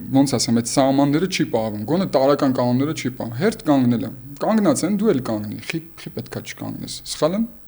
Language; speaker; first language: Armenian; early bilingual, heritage; Armenian